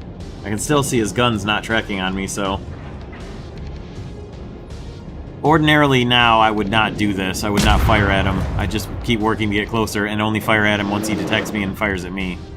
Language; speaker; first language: English; native; English